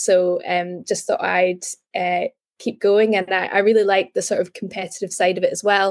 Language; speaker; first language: English; native; English